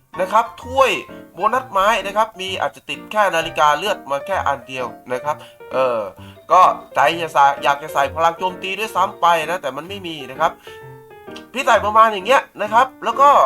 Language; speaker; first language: Thai; native; Thai